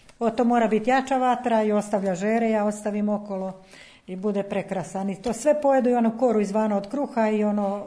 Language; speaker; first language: Serbian; non-native, local second language; Czech